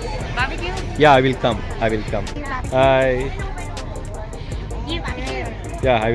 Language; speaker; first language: English; non-native, local second language; Kannada